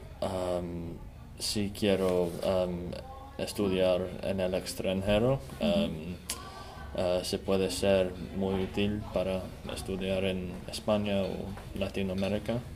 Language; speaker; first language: Spanish; non-native, learner; English